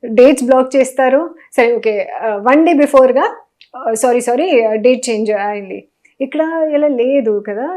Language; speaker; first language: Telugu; non-native, local second language; Hindi